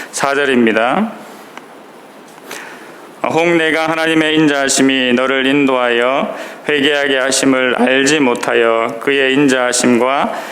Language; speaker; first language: Korean; native; Korean